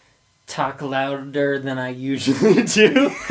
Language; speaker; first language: English; native; English